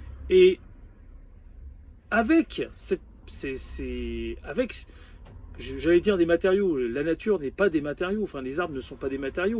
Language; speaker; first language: French; native; French